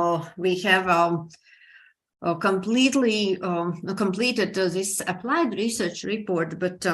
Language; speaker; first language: English; non-native, fluent; Latvian